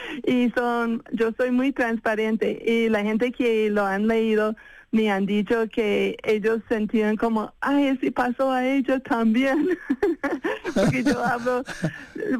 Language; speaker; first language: Spanish; non-native, fluent; English